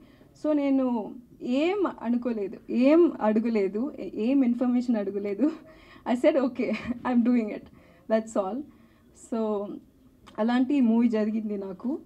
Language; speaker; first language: Telugu; non-native, learner; Tamil